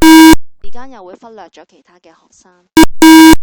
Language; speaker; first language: Cantonese; native; Cantonese